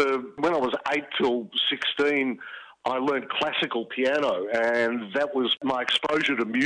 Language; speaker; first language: English; early bilingual, other home language; Greek